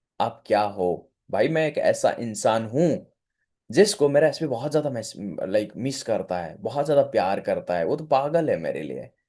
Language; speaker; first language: Hindi; non-native, local second language; Odia